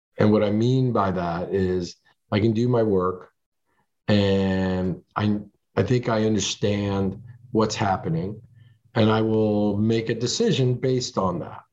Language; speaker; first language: English; early bilingual, other home language; French